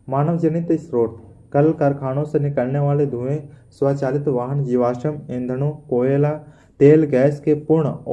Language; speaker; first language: Hindi; native; Hindi